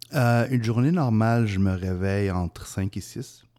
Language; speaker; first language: French; early bilingual, other home language; Arabic